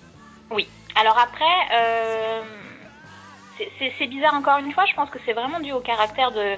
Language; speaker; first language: French; native; French